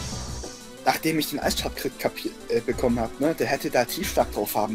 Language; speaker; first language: German; native; German